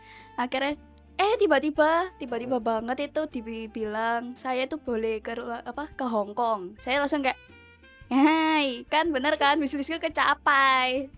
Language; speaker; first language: Indonesian; native; Indonesian